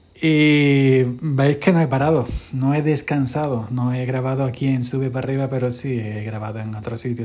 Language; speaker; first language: Spanish; native; Spanish